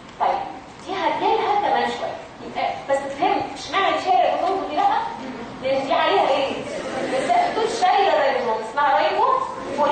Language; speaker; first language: Arabic; native; Arabic